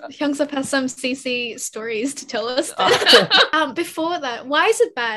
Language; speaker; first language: English; early bilingual, other home language; Korean